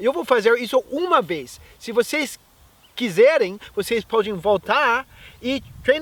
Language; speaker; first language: Portuguese; non-native, fluent; English